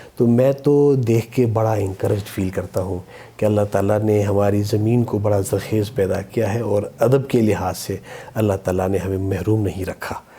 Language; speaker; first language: Urdu; non-native, local second language; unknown